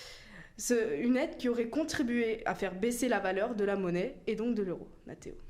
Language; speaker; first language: French; native; French